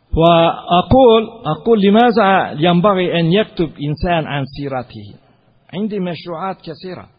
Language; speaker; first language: Arabic; non-native, fluent; Turkish